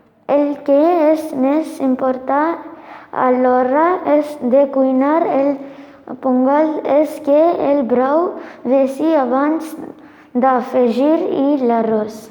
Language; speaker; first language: Catalan; non-native, learner; Tamil